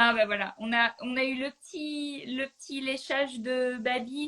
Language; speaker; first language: French; native; French